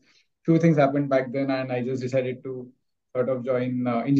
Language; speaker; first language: English; non-native, local second language; Marathi